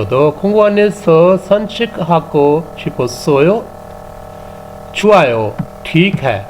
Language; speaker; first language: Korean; non-native, fluent; Urdu